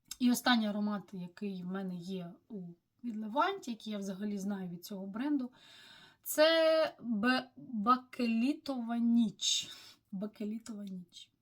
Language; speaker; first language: Ukrainian; non-native, local second language; Russian